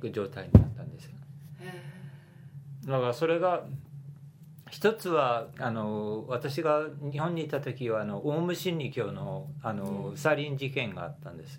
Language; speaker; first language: Japanese; non-native, fluent; English